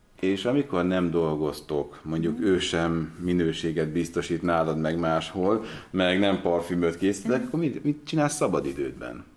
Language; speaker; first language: Hungarian; native; Hungarian